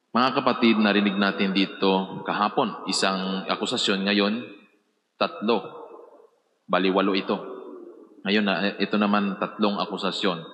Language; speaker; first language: Filipino; native; Filipino